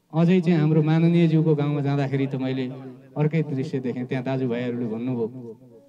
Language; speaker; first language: Nepali; native; Nepali